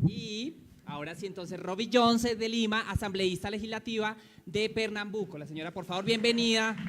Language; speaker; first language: Spanish; native; Spanish